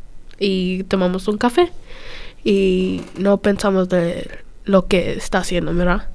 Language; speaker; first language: Spanish; early bilingual, other home language; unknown